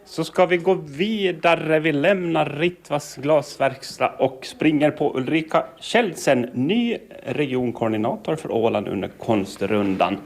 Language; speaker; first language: Swedish; native; Swedish